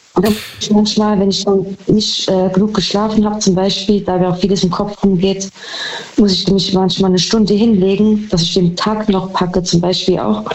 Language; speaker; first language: German; native; German